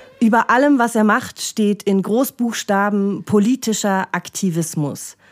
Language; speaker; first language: German; native; German